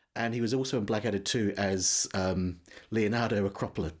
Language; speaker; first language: English; native; English